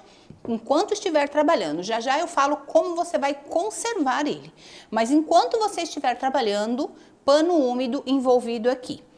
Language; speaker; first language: Portuguese; native; Portuguese